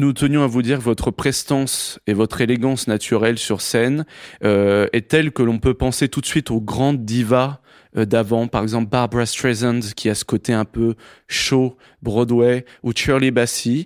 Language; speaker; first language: French; native; French